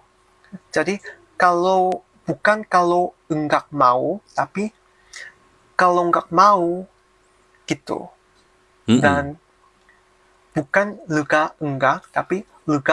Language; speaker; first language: Indonesian; non-native, fluent; Korean